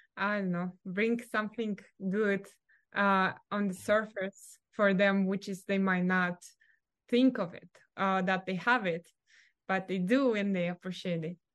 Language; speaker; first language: English; non-native, fluent; Russian